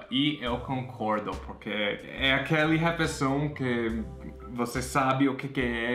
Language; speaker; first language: Portuguese; non-native, fluent; English